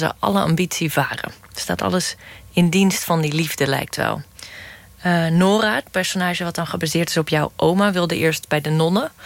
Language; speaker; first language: Dutch; native; Dutch